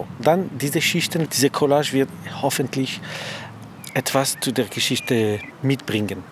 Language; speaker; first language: German; non-native, fluent; French